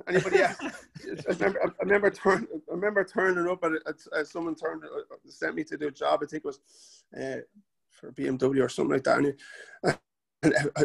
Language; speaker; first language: English; native; English